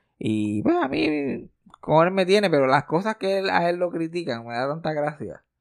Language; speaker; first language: Spanish; native; Spanish